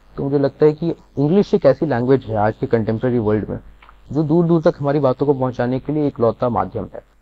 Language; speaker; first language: Hindi; native; Hindi